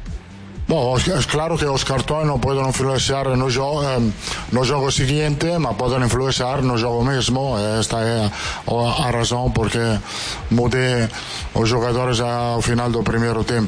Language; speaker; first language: Portuguese; non-native, fluent; Italian